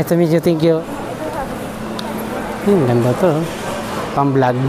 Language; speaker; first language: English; non-native, learner; Filipino